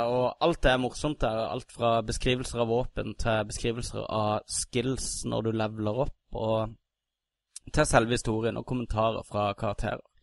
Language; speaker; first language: Norwegian; native; Norwegian